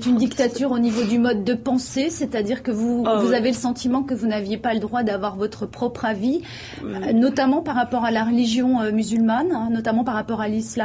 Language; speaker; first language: French; native; French